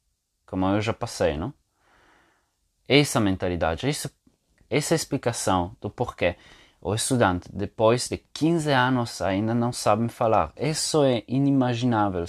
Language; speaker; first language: Portuguese; non-native, fluent; Italian